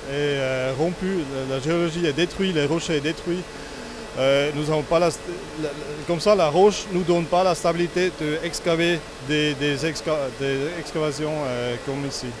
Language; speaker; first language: French; non-native, local second language; Italian